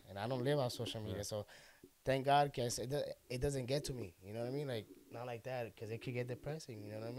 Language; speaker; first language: English; early bilingual, other home language; Spanish